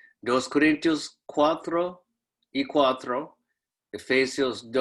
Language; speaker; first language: Spanish; non-native, fluent; English